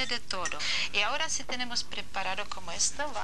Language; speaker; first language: Spanish; non-native, learner; Czech